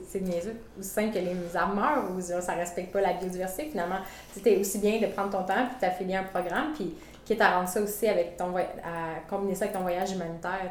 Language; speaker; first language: French; native; French